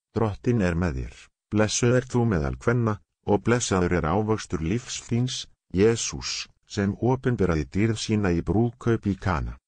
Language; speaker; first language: Icelandic; non-native, learner; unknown